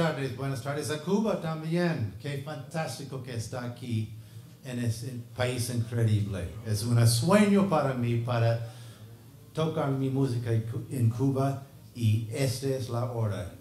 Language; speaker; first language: Spanish; non-native, learner; English